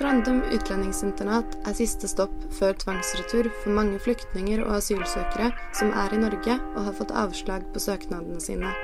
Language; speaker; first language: Norwegian; native; Norwegian